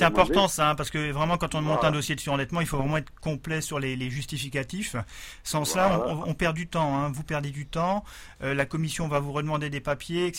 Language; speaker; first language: French; native; French